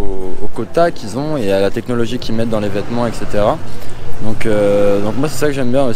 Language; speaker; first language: French; native; French